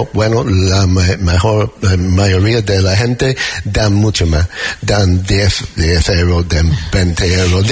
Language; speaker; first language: Spanish; non-native, learner; English